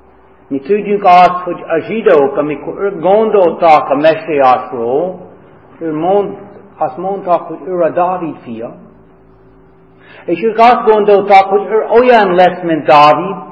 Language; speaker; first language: Hungarian; non-native, fluent; English